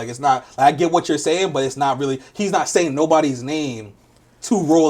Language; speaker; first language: English; native; English